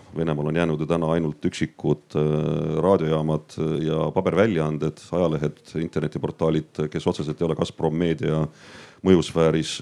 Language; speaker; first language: Estonian; native; Estonian